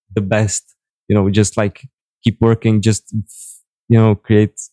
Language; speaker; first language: English; non-native, fluent; Czech